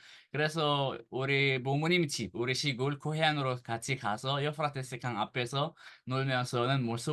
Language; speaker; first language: Korean; non-native, fluent; Arabic